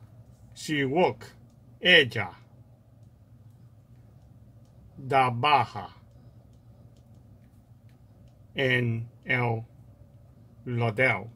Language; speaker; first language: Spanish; non-native, learner; Cantonese